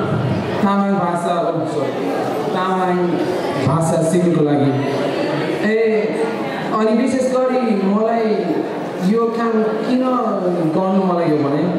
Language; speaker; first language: Nepali; non-native, fluent; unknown